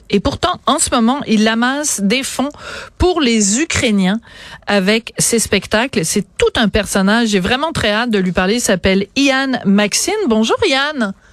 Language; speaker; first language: French; native; French